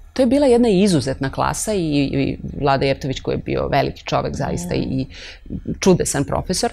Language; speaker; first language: Serbian; non-native, local second language; Romanian